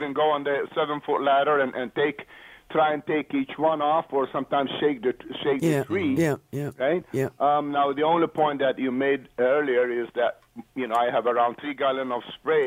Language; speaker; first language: English; non-native, fluent; Maltese